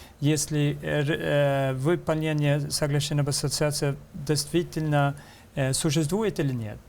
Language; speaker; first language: Russian; non-native, fluent; Swedish